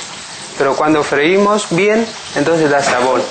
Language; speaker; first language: Spanish; non-native, learner; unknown